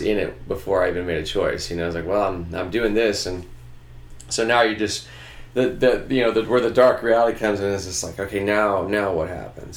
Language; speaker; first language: English; native; English